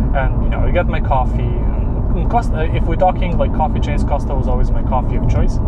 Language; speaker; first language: English; non-native, fluent; Serbian